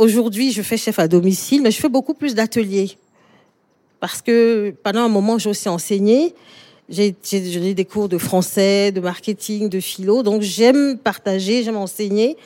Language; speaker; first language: French; native; French